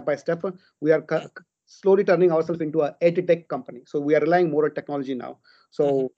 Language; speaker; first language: English; non-native, local second language; Kannada